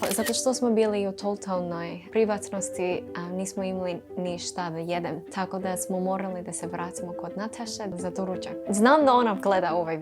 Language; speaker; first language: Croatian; non-native, learner; English